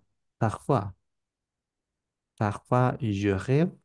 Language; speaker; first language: French; non-native, learner; Spanish